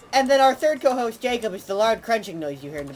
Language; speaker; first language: English; native; English